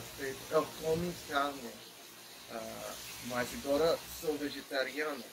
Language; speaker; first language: Portuguese; non-native, learner; English